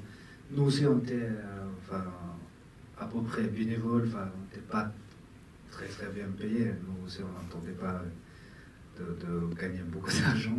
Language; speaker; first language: French; non-native, fluent; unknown